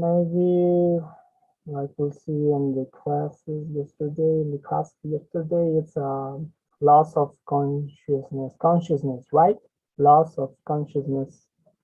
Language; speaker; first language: English; non-native, learner; Spanish